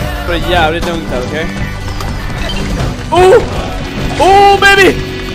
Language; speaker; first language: Swedish; native; Swedish